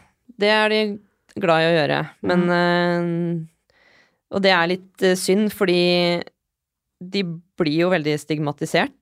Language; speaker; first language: Norwegian; early bilingual, other home language; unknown